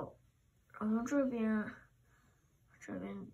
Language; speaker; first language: Chinese; early bilingual, heritage; Chinese